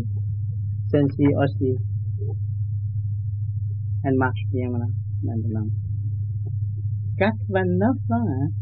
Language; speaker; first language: French; non-native, learner; Vietnamese